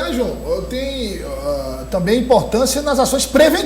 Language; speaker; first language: Portuguese; native; Portuguese